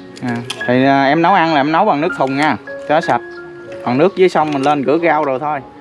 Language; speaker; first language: Vietnamese; native; Vietnamese